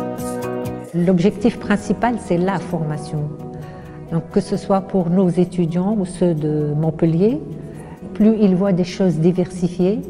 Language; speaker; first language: French; non-native, local second language; Arabic